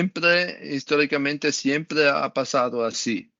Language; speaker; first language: Spanish; non-native, learner; German